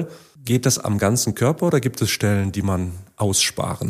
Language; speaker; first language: German; native; German